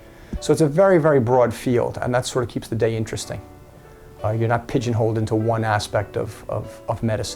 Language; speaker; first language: English; native; English